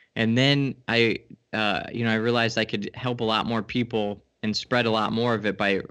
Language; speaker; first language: English; native; English